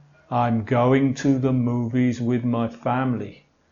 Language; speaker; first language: English; native; English